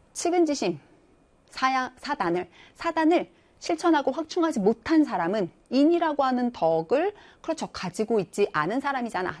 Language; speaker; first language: Korean; native; Korean